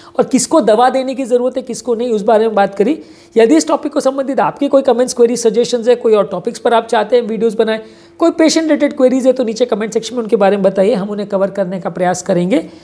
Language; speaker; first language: Hindi; native; Hindi